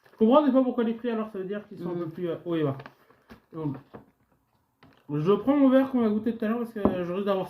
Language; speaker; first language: French; native; French